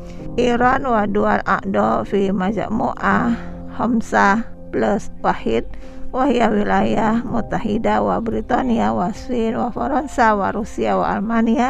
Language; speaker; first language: Arabic; non-native, fluent; Indonesian